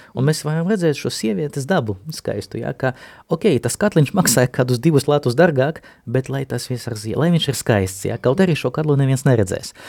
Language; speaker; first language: Latvian; non-native, local second language; Russian